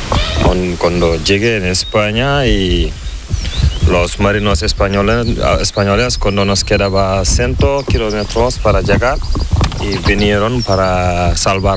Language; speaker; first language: Spanish; non-native, learner; Fula